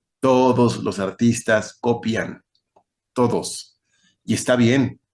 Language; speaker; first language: Spanish; native; Spanish